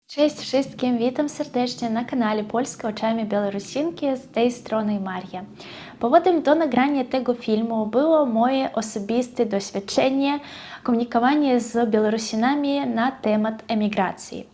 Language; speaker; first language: Polish; non-native, fluent; Russian